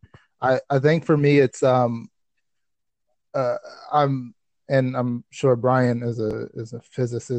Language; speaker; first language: English; native; English